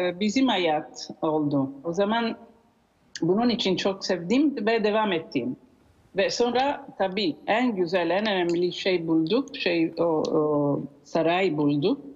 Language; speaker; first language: Turkish; non-native, learner; Italian